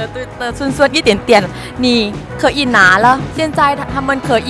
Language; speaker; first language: Chinese; non-native, fluent; Thai